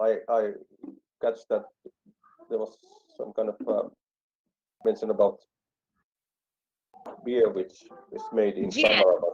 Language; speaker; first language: English; non-native, fluent; Finnish